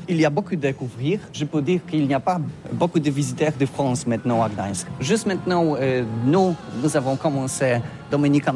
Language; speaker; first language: French; non-native, learner; Polish